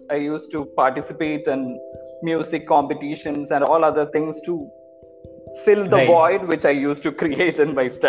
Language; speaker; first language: English; non-native, local second language; Malayalam